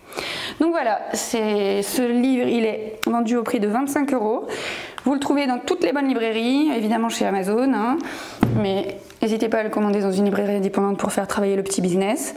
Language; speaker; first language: French; native; French